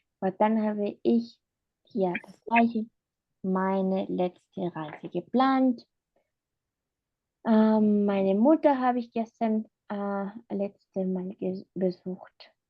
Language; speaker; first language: German; non-native, fluent; Spanish